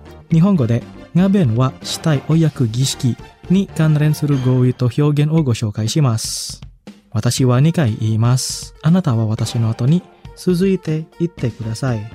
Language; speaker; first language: Japanese; non-native, fluent; Indonesian